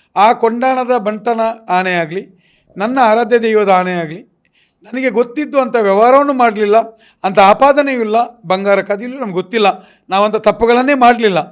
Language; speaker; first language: Kannada; non-native, local second language; Tulu